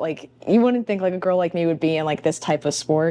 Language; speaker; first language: English; native; English